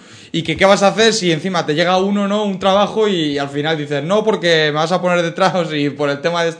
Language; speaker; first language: Spanish; native; Spanish